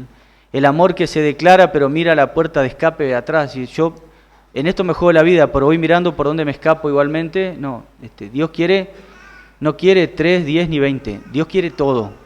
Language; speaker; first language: Spanish; native; Spanish